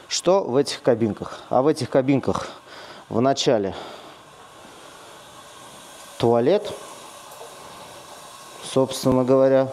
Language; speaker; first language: Russian; native; Russian